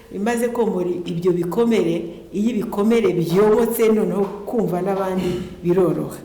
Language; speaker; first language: Kinyarwanda; native; Kinyarwanda